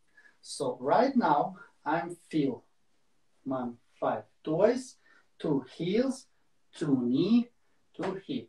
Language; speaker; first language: English; non-native, learner; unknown